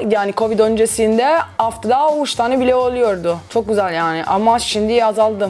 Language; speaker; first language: Turkish; non-native, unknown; Italian